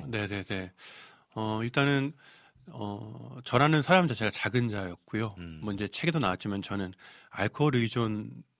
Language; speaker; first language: Korean; native; Korean